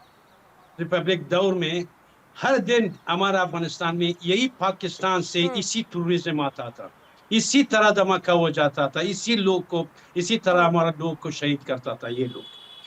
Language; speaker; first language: Hindi; non-native, fluent; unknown